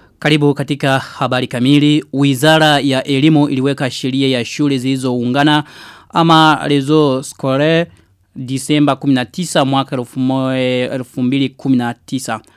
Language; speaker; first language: Swahili; non-native, local second language; Rundi